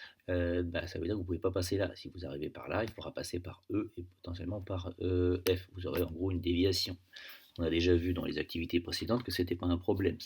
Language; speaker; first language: French; native; French